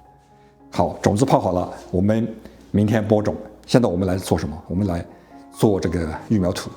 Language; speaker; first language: Chinese; native; Chinese